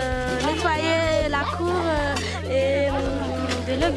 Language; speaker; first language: French; non-native, learner; Malagasy